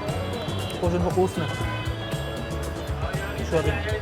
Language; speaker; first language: Russian; non-native, learner; Hindi